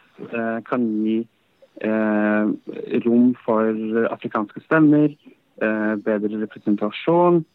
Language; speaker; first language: Norwegian; early bilingual, other home language; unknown